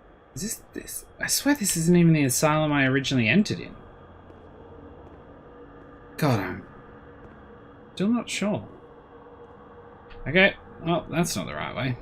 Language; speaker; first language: English; native; English